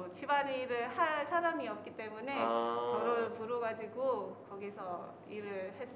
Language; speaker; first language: Korean; non-native, fluent; Filipino